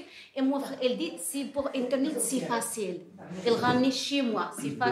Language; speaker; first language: French; non-native, learner; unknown